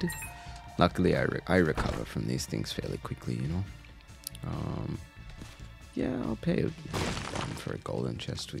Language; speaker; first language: English; native; English